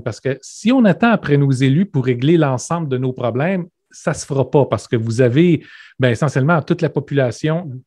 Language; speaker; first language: French; native; French